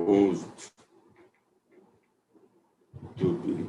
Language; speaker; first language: English; non-native, fluent; Portuguese